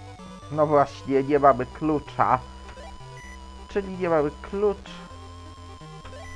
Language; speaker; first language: Polish; native; Polish